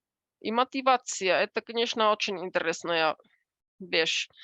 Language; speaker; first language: Russian; non-native, fluent; Finnish